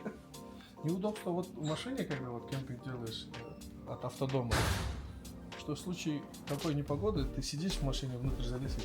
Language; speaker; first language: Russian; native; Russian